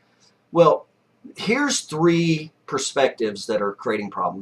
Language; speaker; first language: English; native; English